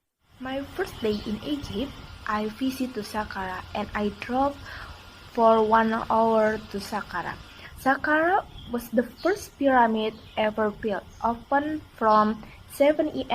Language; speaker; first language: English; non-native, learner; Indonesian